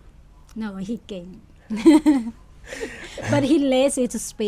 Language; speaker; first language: English; non-native, fluent; Thai